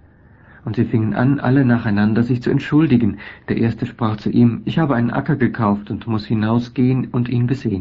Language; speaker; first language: German; native; German